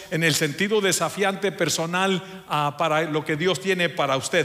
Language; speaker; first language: Spanish; early bilingual, heritage; Spanish